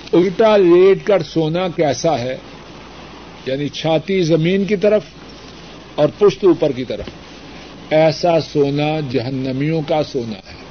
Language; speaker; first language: Urdu; non-native, local second language; Punjabi